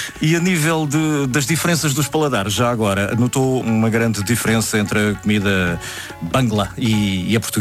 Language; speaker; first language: Portuguese; native; Portuguese